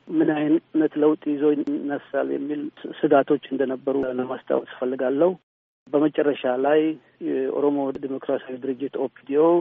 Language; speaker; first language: Amharic; non-native, local second language; Oromo